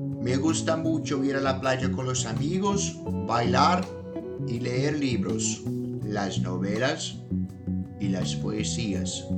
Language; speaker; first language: Spanish; non-native, fluent; Portuguese